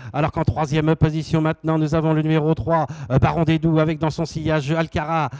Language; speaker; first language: French; native; French